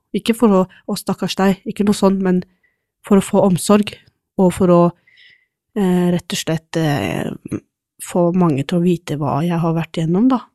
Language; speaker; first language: Norwegian; non-native, fluent; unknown